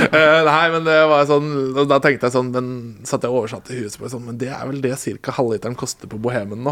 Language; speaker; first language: Norwegian; native; Norwegian